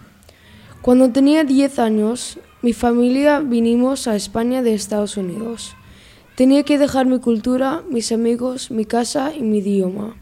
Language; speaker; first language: Spanish; early bilingual, other home language; English